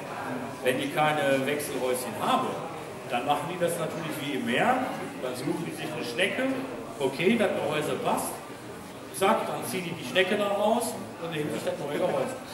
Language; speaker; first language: German; native; German